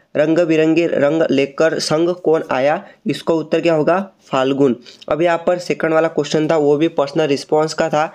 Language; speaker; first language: Hindi; non-native, local second language; Marathi